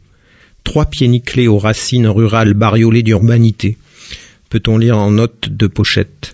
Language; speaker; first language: French; native; French